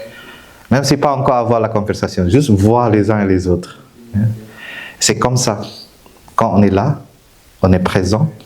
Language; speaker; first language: French; non-native, fluent; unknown